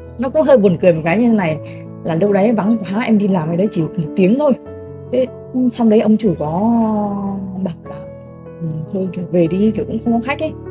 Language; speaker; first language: Vietnamese; native; Vietnamese